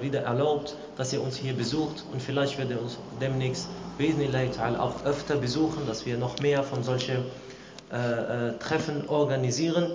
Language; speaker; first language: German; early bilingual, other home language; Arabic